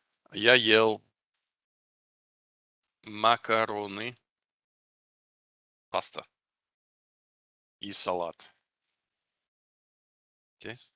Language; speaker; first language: Russian; non-native, fluent; English